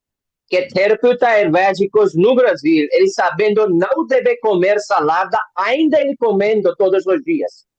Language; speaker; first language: Portuguese; non-native, learner; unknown